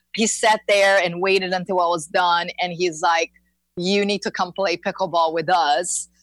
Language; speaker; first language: English; non-native, fluent; Portuguese